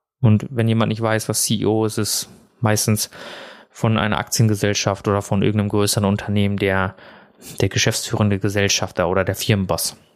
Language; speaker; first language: German; early bilingual, other home language; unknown